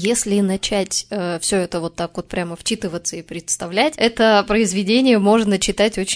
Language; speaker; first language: Russian; native; Russian